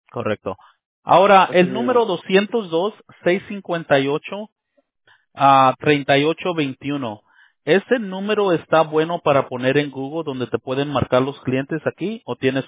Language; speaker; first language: Spanish; early bilingual, heritage; Spanish